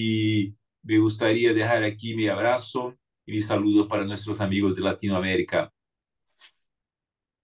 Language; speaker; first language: Spanish; non-native, fluent; Portuguese